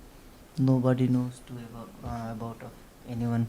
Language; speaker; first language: English; non-native, learner; Nepali